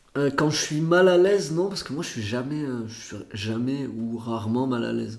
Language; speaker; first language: French; early bilingual, other home language; Portuguese